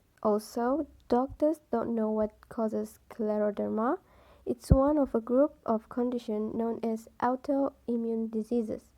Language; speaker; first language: English; non-native, local second language; Malay